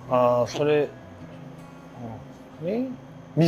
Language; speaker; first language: Japanese; non-native, learner; Korean